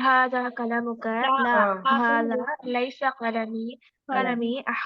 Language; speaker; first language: Arabic; non-native, learner; Tamil